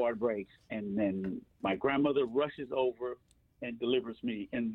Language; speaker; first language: English; native; English